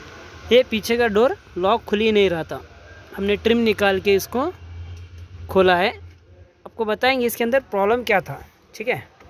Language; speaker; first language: Hindi; native; Hindi